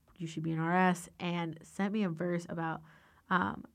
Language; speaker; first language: English; native; English